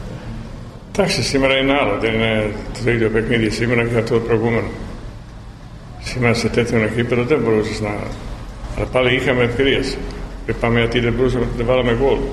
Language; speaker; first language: Greek; non-native, fluent; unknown